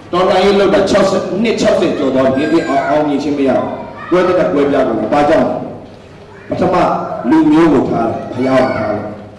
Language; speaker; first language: Burmese; non-native, local second language; Hakha Chin